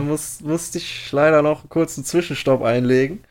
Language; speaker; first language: German; native; German